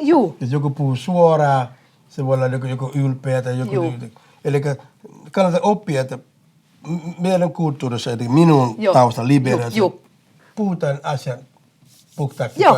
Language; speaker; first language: Finnish; non-native, fluent; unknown